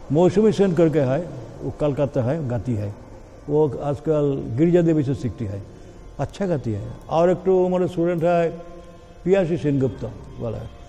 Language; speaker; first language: Hindi; non-native, local second language; Bangla